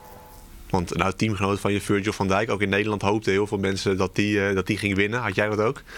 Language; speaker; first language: Dutch; native; Dutch